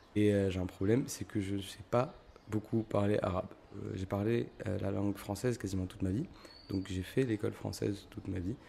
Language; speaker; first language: French; native; French